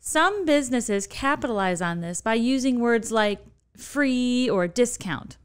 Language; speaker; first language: English; native; English